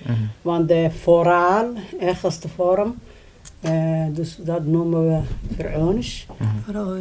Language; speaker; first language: Dutch; non-native, learner; Somali